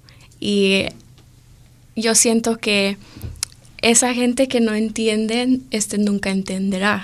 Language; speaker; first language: Spanish; early bilingual, other home language; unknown